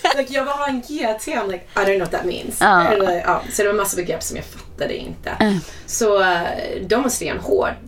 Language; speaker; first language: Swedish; non-native, fluent; English